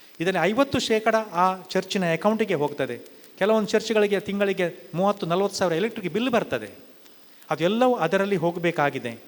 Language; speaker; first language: Kannada; non-native, local second language; Konkani